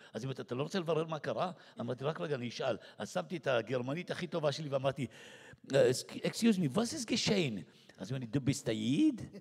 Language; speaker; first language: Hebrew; native; Hebrew